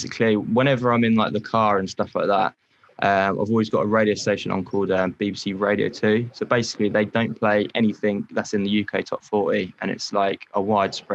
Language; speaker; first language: English; native; English